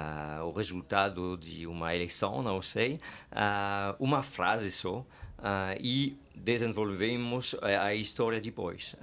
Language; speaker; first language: Portuguese; non-native, fluent; French